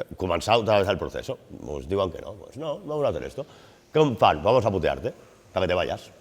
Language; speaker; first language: Spanish; native; Spanish